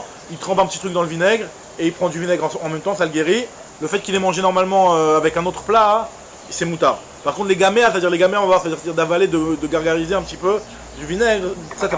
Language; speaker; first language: French; native; French